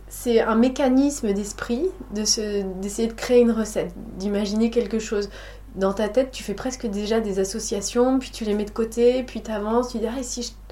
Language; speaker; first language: French; native; French